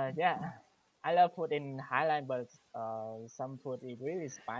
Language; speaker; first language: English; non-native, learner; Vietnamese